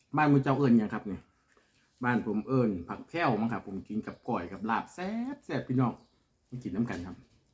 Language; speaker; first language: Thai; native; Thai